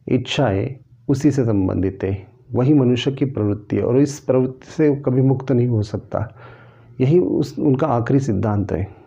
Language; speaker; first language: Hindi; non-native, local second language; Marathi